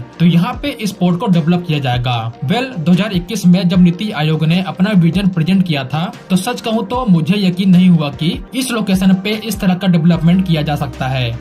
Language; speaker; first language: Hindi; native; Hindi